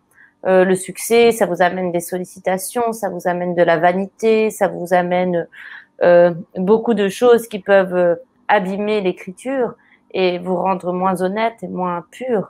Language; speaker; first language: French; native; French